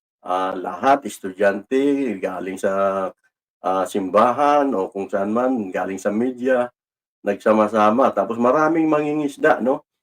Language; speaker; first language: Filipino; non-native, local second language; Cebuano